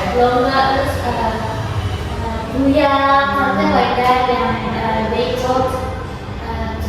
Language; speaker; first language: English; non-native, learner; Indonesian